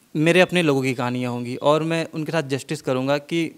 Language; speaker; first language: Hindi; native; Hindi